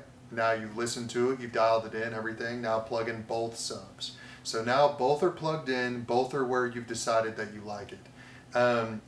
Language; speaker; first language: English; native; English